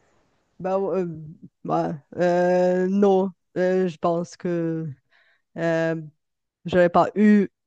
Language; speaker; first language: French; non-native, fluent; Bulgarian